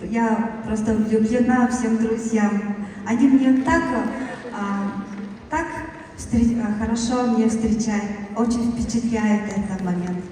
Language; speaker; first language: Russian; non-native, learner; Mongolian